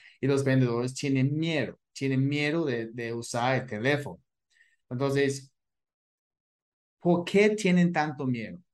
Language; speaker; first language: Spanish; non-native, fluent; English